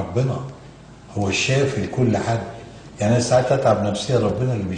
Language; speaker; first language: Arabic; native; Arabic